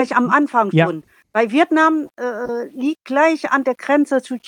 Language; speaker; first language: German; non-native, learner; Vietnamese